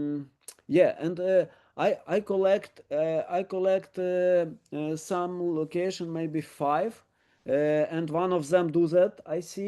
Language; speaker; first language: English; non-native, learner; Ukrainian